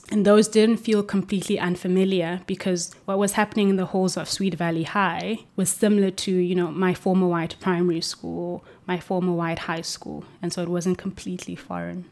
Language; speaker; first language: English; non-native, local second language; Xhosa